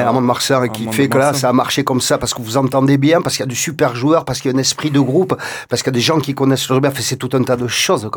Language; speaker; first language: French; native; French